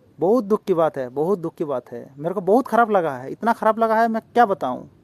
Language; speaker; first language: Hindi; non-native, local second language; Bangla